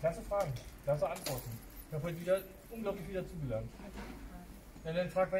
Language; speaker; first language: German; native; German